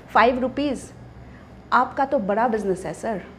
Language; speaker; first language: Hindi; non-native, local second language; Bangla